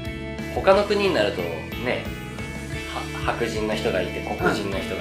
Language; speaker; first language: Japanese; native; Japanese